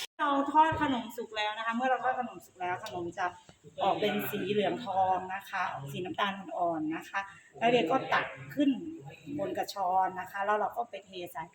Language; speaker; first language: Thai; native; Thai